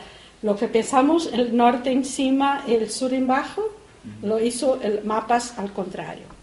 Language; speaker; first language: Spanish; non-native, fluent; Portuguese